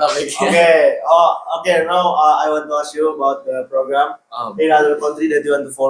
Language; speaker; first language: English; non-native, learner; Indonesian